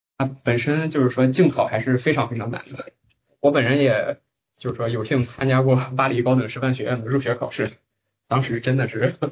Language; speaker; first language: Chinese; native; Chinese